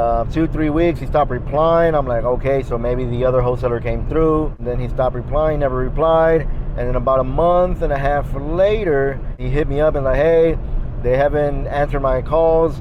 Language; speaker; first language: English; native; English